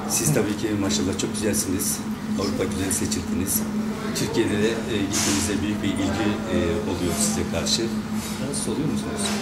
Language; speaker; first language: Turkish; early bilingual, heritage; Turkish